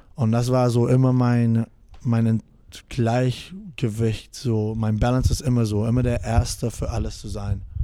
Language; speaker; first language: German; non-native, fluent; English